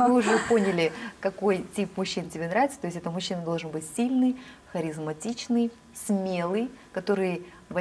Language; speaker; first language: Russian; native; Russian